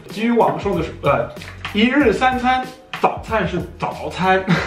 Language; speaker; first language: Chinese; non-native, fluent; English